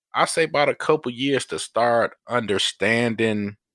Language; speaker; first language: English; native; English